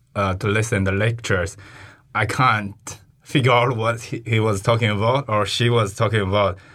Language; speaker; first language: English; non-native, fluent; Chinese